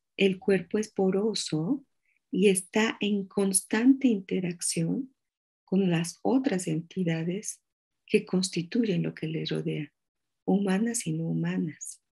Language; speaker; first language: Spanish; native; Spanish